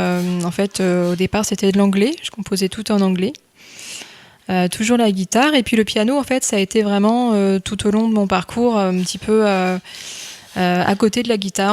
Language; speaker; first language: French; native; French